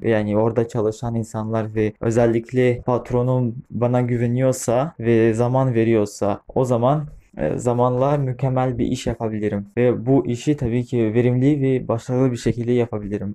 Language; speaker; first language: Turkish; non-native, fluent; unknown